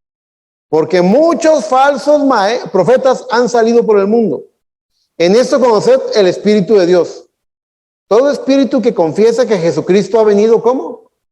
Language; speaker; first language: Spanish; native; Spanish